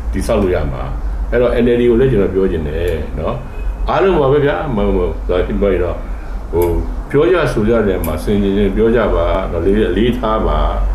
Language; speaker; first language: Burmese; non-native, local second language; Shan